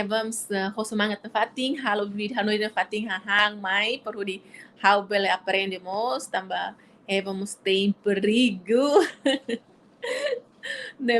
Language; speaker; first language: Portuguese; non-native, local second language; Tetum